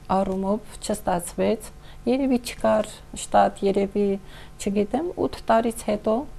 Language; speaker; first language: Armenian; non-native, local second language; Kurdish